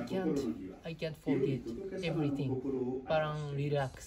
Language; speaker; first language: English; non-native, learner; Japanese